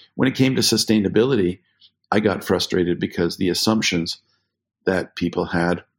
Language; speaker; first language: English; native; English